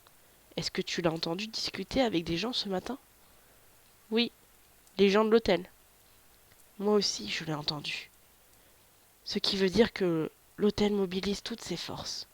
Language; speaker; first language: French; native; French